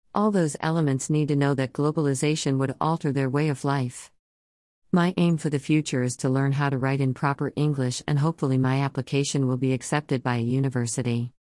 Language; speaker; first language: English; non-native, fluent; Persian